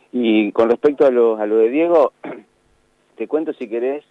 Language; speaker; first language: Spanish; native; Spanish